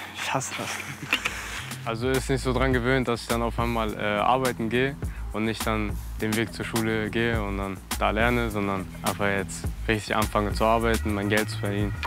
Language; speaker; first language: German; early bilingual, other home language; Russian